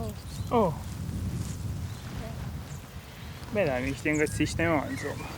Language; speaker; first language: Italian; native; Italian